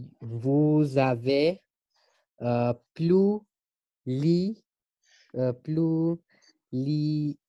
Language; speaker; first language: French; non-native, learner; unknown